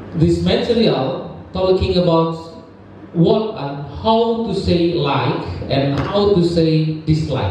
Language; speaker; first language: English; non-native, learner; Indonesian